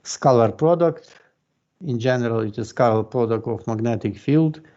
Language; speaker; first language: English; non-native, fluent; Ukrainian